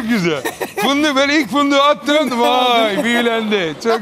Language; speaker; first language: Turkish; native; Turkish